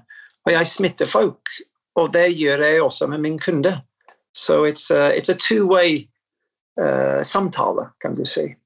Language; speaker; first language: Norwegian; non-native, fluent; English